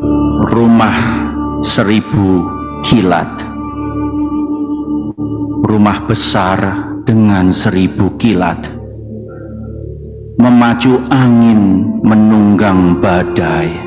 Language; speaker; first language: Indonesian; native; Indonesian